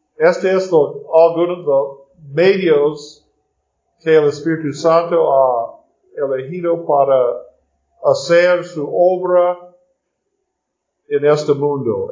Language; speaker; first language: Spanish; non-native, learner; English